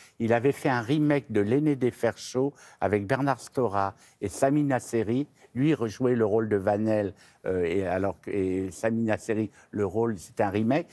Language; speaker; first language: French; native; French